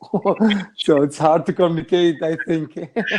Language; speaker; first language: English; non-native, learner; Arabic